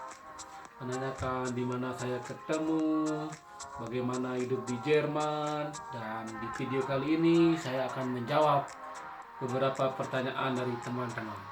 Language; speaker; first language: Indonesian; non-native, local second language; Sasak